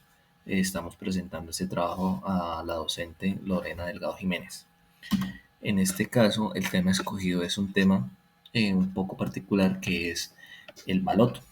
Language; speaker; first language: Spanish; native; Spanish